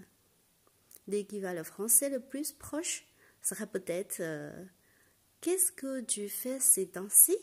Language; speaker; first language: French; non-native, fluent; Chinese